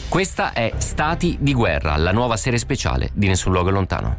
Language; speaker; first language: Italian; native; Italian